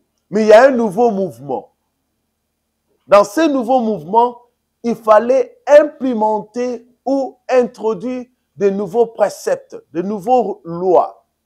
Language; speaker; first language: French; non-native, local second language; Lingala